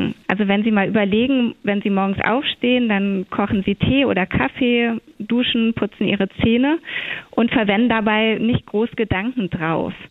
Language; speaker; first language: German; native; German